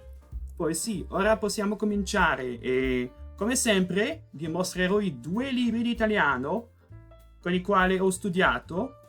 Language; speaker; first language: Italian; non-native, learner; Portuguese